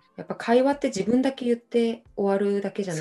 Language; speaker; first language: Japanese; non-native, fluent; Korean